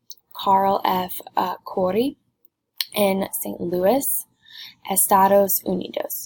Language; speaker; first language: Spanish; non-native, learner; English